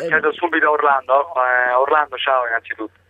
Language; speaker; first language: Italian; native; Italian